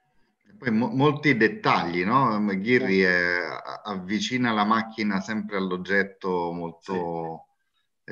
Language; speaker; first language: Italian; native; Italian